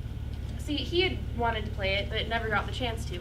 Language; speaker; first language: English; native; English